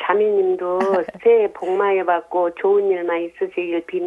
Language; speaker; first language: Korean; native; Korean